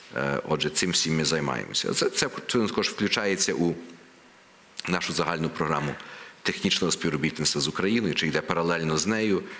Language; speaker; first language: Ukrainian; early bilingual, heritage; Ukrainian